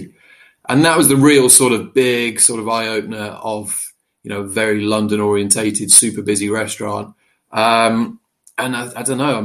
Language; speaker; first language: English; native; English